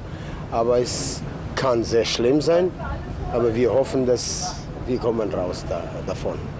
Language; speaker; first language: German; non-native, learner; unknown